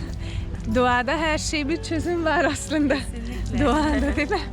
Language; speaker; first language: Turkish; non-native, fluent; Hungarian